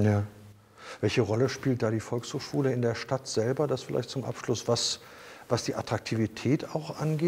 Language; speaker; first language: German; native; German